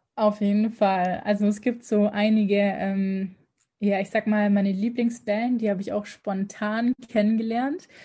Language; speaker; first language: German; native; German